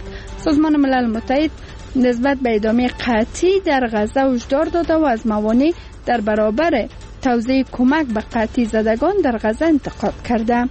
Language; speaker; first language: Persian; native; Persian